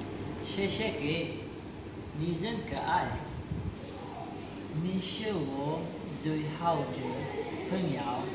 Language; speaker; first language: Chinese; non-native, learner; Malay